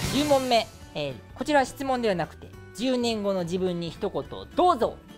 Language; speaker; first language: Japanese; native; Japanese